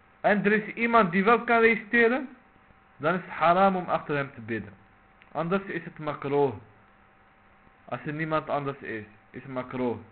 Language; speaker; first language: Dutch; non-native, local second language; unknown